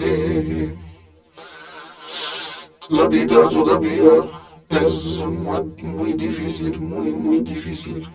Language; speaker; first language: Spanish; non-native, learner; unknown